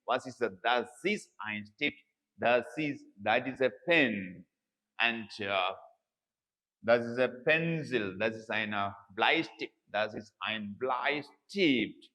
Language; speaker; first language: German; non-native, learner; Malayalam